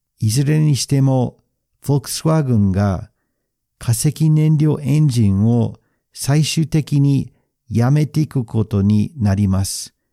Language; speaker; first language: Japanese; non-native, fluent; English